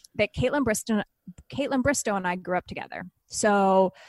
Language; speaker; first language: English; native; English